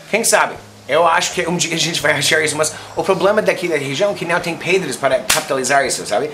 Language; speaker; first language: Portuguese; non-native, fluent; English